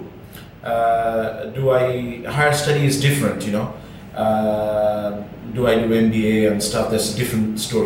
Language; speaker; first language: English; non-native, local second language; Bangla